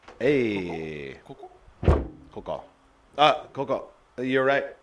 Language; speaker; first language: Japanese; non-native, learner; English